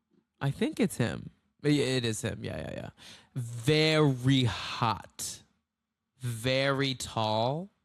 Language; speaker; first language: English; native; English